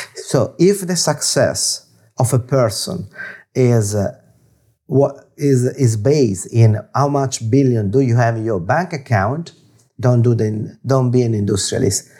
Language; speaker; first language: English; non-native, fluent; Italian